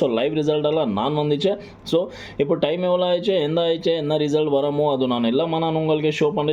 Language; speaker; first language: Tamil; non-native, learner; Kannada